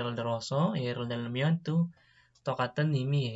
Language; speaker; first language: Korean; non-native, fluent; Indonesian